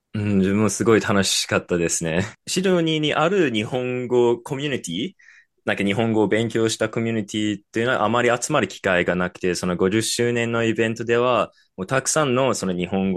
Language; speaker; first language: Japanese; non-native, fluent; English